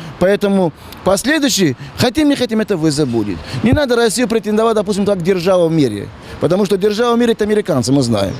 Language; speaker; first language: Russian; non-native, local second language; Tajik